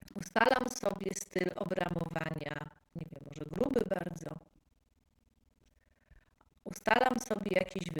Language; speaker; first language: Polish; native; Polish